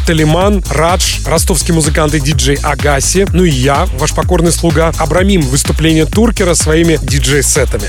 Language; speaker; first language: Russian; native; Russian